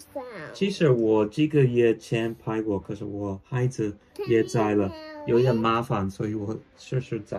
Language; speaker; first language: Chinese; non-native, fluent; English